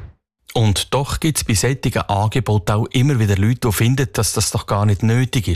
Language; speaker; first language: German; native; German